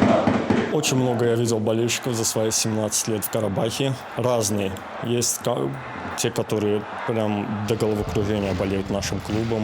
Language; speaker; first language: Russian; non-native, local second language; Azerbaijani